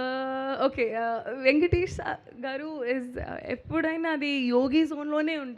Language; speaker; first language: Telugu; non-native, local second language; Hindi